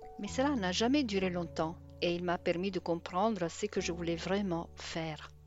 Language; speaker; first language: French; non-native, fluent; Italian